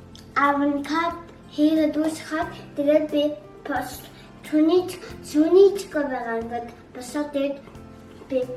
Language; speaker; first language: Mongolian; early bilingual, heritage; Mongolian